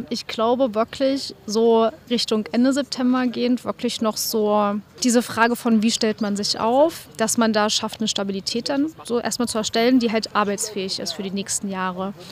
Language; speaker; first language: German; native; German